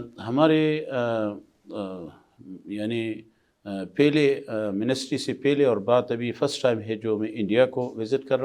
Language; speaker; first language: Hindi; non-native, fluent; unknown